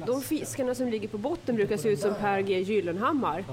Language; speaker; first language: Swedish; native; Swedish